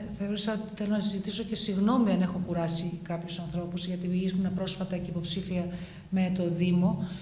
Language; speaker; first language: Greek; early bilingual, heritage; Greek